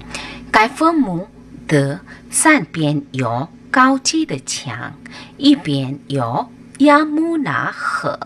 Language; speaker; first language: Chinese; non-native, fluent; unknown